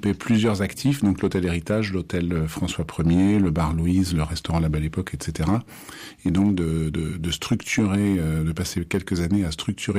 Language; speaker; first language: French; native; French